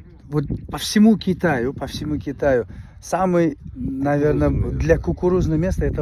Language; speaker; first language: Russian; non-native, local second language; Uzbek